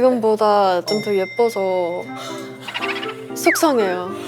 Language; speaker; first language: Korean; early bilingual, heritage; English